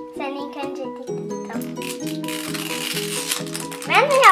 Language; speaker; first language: Turkish; early bilingual, heritage; Turkish